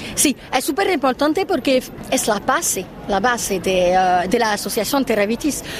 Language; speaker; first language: Spanish; non-native, fluent; French